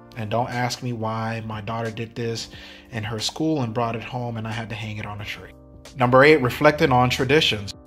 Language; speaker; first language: English; native; English